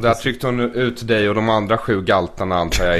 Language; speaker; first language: Swedish; native; Swedish